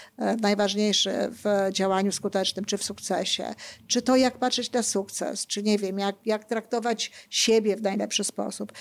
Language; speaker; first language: Polish; native; Polish